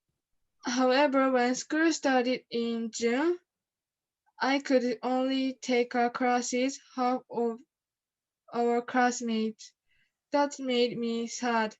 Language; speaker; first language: English; non-native, learner; Japanese